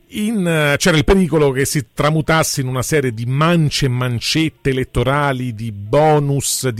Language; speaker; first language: Italian; native; Italian